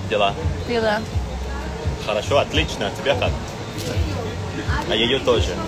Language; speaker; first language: Russian; non-native, learner; Indonesian